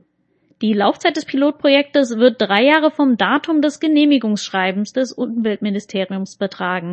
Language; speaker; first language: German; native; German